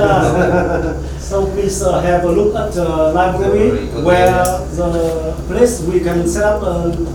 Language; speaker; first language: English; non-native, learner; Vietnamese